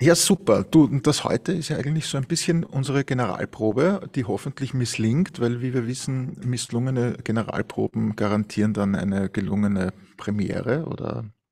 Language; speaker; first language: German; native; German